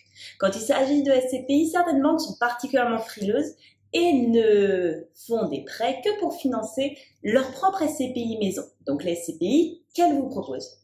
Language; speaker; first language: French; native; French